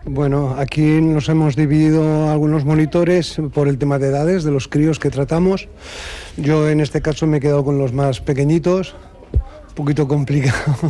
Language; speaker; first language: Spanish; non-native, local second language; Catalan